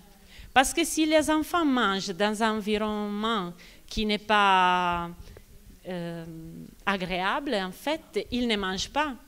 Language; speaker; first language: French; non-native, fluent; Italian